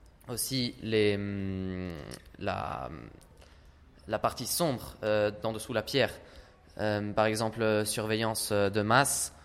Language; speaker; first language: French; non-native, fluent; Italian